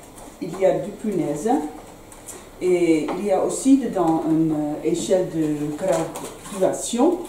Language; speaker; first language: French; non-native, learner; Dutch